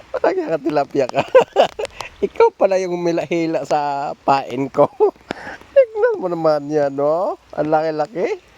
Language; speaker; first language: Filipino; non-native, local second language; Cebuano